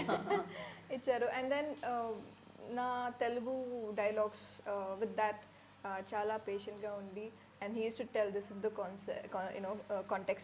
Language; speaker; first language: Telugu; non-native, learner; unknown